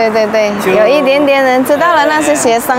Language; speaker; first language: Chinese; non-native, fluent; Indonesian